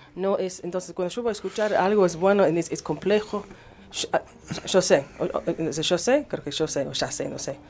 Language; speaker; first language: Spanish; non-native, learner; English